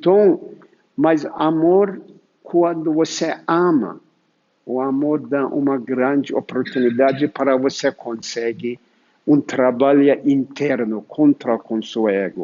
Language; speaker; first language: Portuguese; non-native, fluent; Turkish